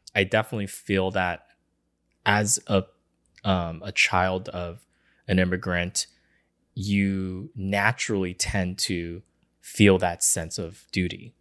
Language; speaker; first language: English; early bilingual, other home language; Chinese